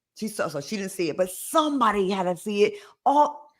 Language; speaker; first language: English; native; English